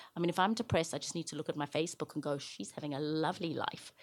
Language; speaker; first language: English; native; English